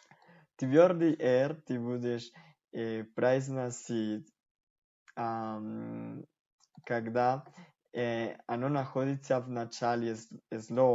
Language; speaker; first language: Russian; non-native, fluent; Spanish